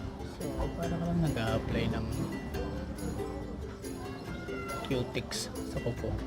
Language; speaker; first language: Filipino; native; Filipino